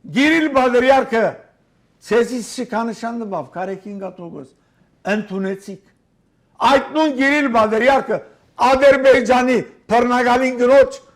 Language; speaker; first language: Armenian; early bilingual, heritage; Armenian